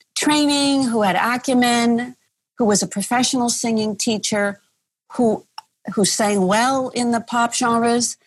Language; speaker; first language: English; native; English